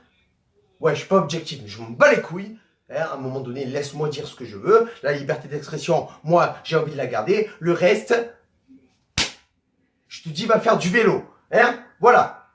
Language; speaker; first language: French; native; French